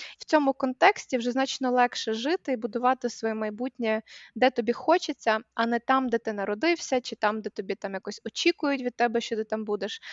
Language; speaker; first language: Ukrainian; native; Ukrainian